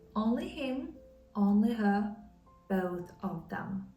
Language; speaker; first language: English; non-native, fluent; Ukrainian